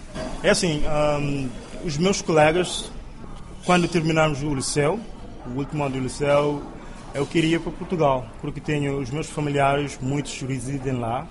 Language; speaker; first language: Portuguese; non-native, local second language; Kabuverdianu